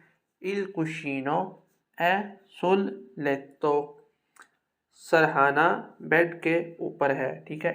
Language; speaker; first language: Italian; non-native, fluent; Urdu